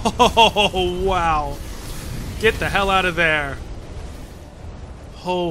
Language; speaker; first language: English; native; English